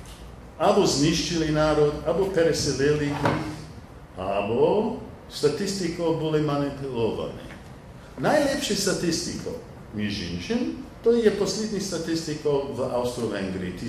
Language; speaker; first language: Polish; non-native, learner; English